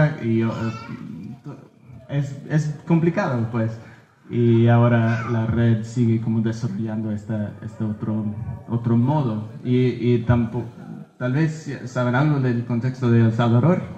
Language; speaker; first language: Spanish; early bilingual, heritage; Spanish